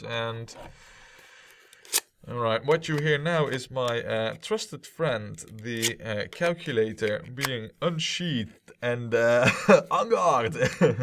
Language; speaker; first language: English; non-native, fluent; Dutch